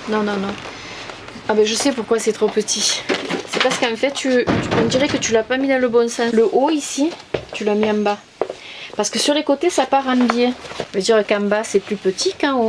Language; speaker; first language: French; native; French